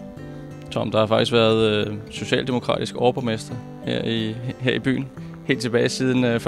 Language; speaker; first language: Danish; native; Danish